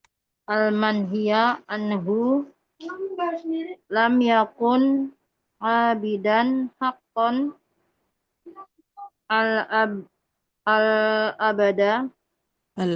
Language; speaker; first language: Arabic; non-native, learner; Indonesian